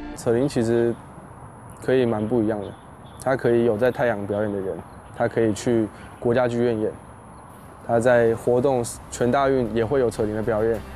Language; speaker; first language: Chinese; native; Chinese